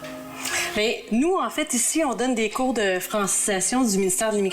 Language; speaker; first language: French; native; French